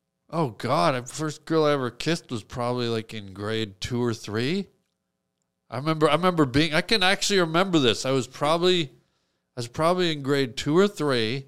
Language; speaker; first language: English; native; English